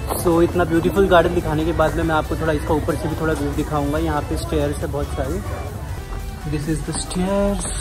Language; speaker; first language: Hindi; native; Hindi